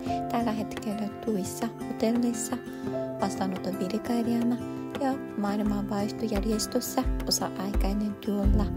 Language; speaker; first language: Finnish; non-native, learner; Japanese